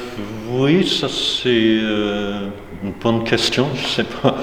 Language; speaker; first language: French; non-native, fluent; English